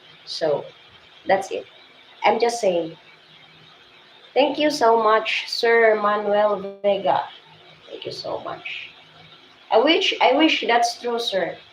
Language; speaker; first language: English; non-native, local second language; Cebuano